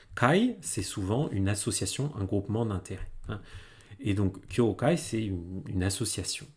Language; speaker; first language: French; native; French